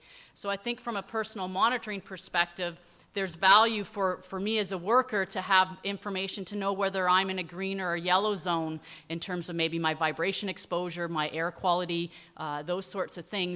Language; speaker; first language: English; native; English